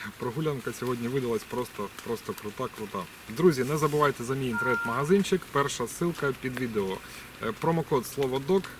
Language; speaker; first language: Ukrainian; non-native, local second language; Russian